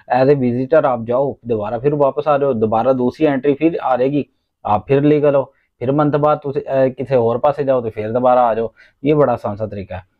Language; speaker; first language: Urdu; non-native, local second language; Punjabi